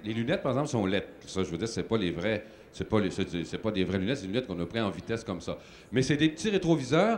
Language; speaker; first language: French; native; French